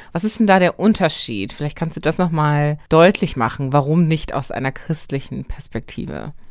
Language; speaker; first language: German; native; German